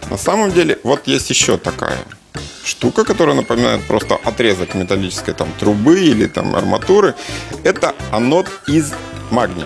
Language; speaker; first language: Russian; native; Russian